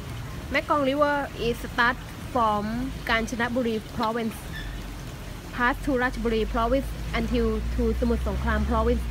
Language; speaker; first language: English; non-native, learner; Thai